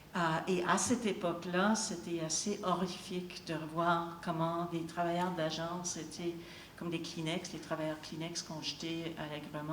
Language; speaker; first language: French; native; French